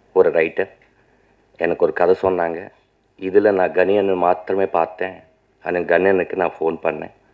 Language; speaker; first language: Tamil; non-native, learner; Telugu